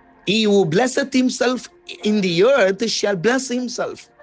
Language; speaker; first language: English; non-native, local second language; Tamil